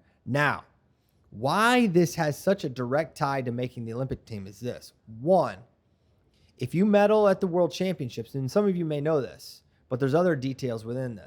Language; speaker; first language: English; native; English